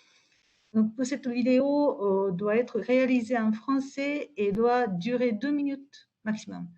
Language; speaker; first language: French; non-native, fluent; Japanese